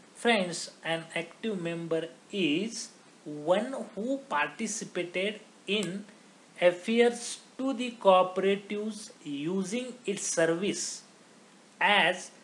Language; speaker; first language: English; non-native, local second language; Marathi